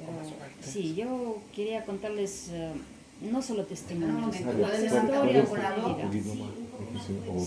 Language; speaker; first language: Spanish; non-native, learner; Russian